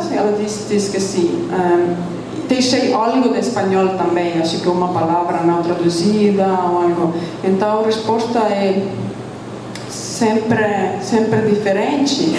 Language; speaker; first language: Portuguese; non-native, fluent; Estonian